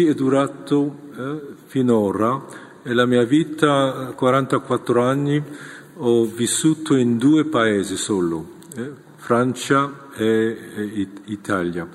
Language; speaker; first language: Italian; non-native, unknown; Korean